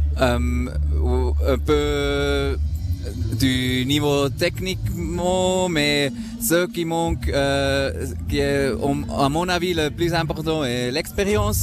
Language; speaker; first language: French; non-native, local second language; German